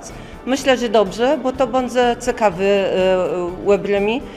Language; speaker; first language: Polish; non-native, local second language; Kashubian